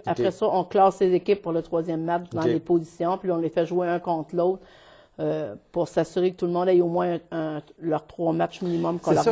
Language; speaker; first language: French; native; French